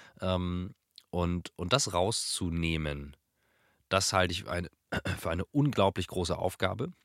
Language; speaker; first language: German; native; German